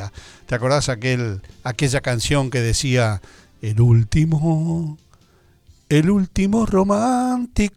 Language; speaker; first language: Spanish; native; Spanish